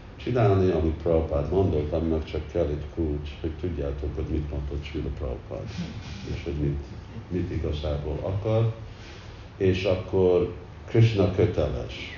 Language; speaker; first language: Hungarian; early bilingual, heritage; Hungarian